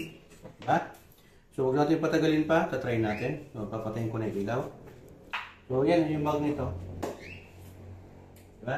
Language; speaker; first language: Filipino; native; Filipino